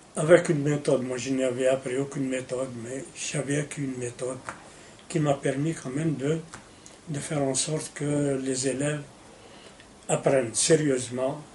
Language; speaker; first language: French; non-native, local second language; Arabic